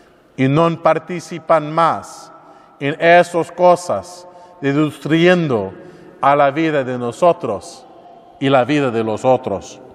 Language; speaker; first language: Spanish; non-native, learner; English